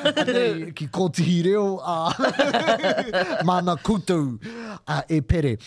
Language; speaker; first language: Māori; non-native, local second language; English